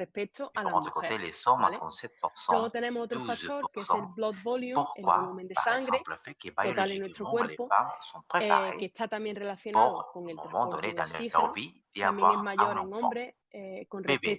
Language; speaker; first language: French; non-native, learner; Spanish